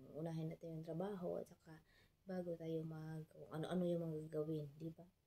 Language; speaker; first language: Filipino; non-native, local second language; Cebuano